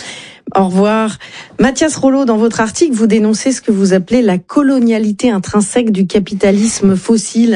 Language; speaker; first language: French; native; French